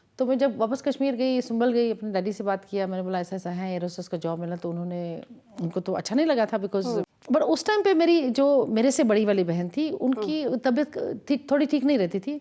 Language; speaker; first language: Hindi; non-native, local second language; Kashmiri